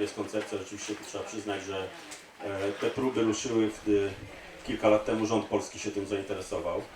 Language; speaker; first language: Polish; native; Polish